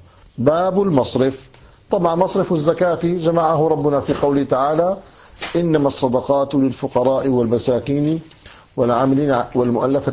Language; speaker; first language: Arabic; native; Arabic